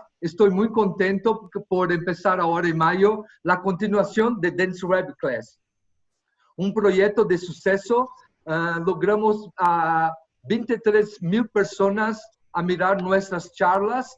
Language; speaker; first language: Spanish; non-native, fluent; Portuguese